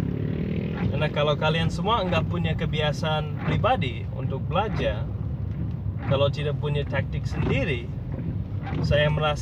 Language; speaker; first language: Indonesian; non-native, fluent; English